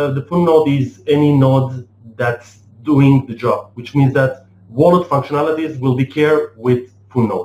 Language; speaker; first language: English; non-native, fluent; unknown